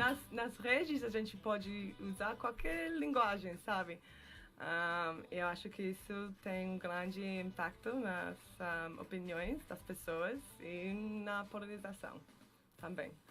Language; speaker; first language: Portuguese; non-native, fluent; English